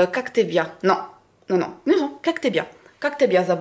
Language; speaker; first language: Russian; non-native, learner; French